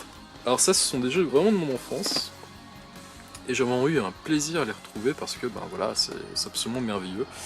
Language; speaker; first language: French; native; French